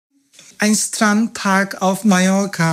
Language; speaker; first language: German; non-native, learner; Turkish